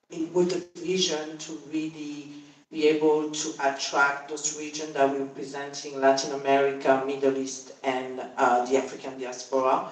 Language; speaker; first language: English; non-native, fluent; French